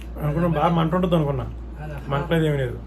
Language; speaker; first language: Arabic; non-native, learner; Telugu